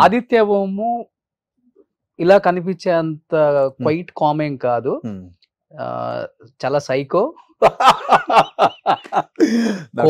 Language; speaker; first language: Telugu; native; Telugu